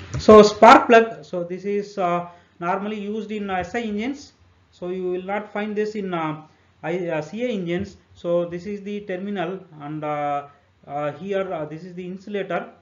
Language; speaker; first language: English; non-native, local second language; Telugu